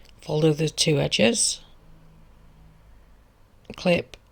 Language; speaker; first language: English; native; English